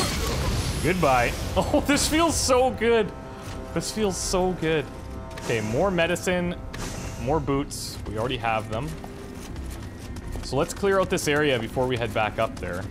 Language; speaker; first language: English; native; English